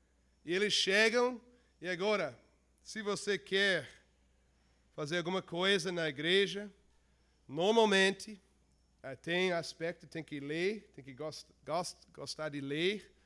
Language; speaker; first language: Portuguese; non-native, fluent; English